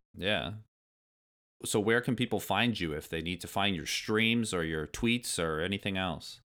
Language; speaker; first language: English; native; English